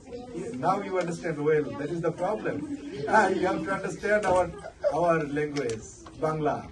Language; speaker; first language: English; non-native, fluent; Bangla